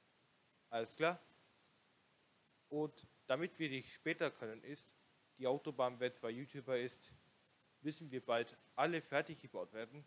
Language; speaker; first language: German; non-native, local second language; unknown